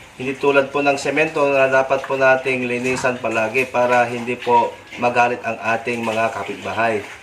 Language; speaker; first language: Filipino; non-native, local second language; Iloko